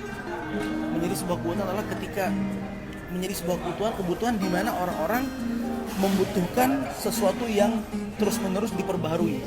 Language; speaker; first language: Indonesian; non-native, local second language; Achinese